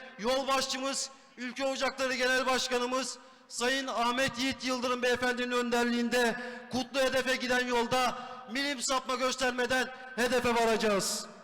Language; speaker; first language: Turkish; native; Turkish